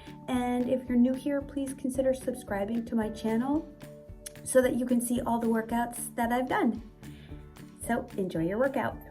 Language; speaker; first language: English; native; English